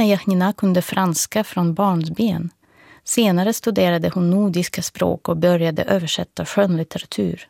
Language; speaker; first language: Swedish; non-native, fluent; Russian